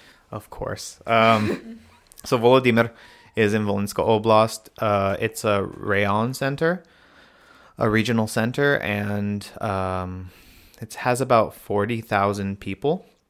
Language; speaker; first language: English; native; English